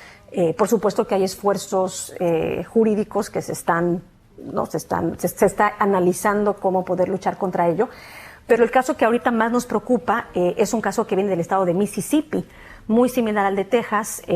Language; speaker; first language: Spanish; native; Spanish